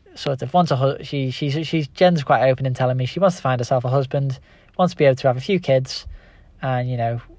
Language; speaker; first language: English; native; English